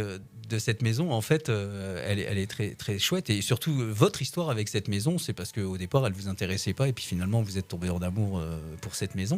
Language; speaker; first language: French; native; French